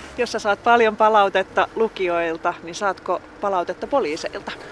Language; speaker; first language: Finnish; native; Finnish